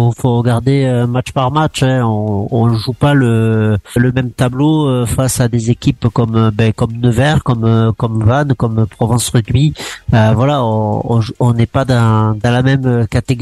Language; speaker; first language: French; native; French